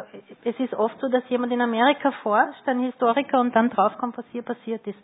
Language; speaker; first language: German; native; German